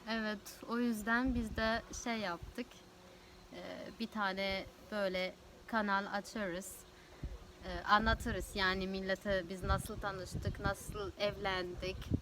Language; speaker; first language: Turkish; non-native, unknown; Arabic